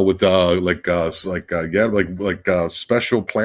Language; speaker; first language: English; native; English